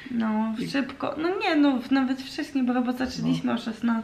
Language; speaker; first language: Polish; early bilingual, heritage; Polish